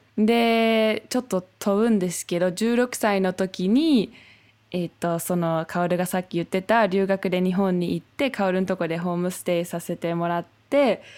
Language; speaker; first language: Japanese; early bilingual, heritage; German